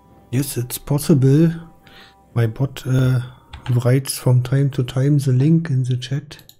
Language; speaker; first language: English; non-native, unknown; German